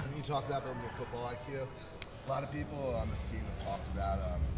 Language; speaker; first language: English; native; English